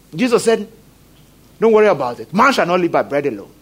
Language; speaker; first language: English; non-native, local second language; Yoruba